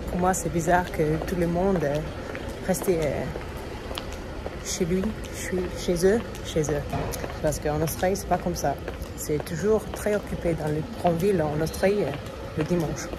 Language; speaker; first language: French; non-native, learner; English